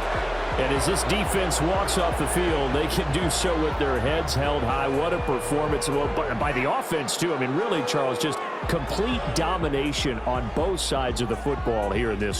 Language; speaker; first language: English; native; English